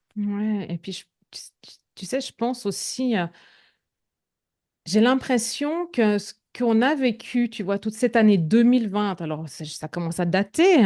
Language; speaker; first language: French; native; French